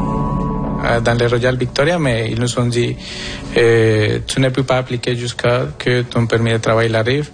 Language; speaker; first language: French; non-native, fluent; Spanish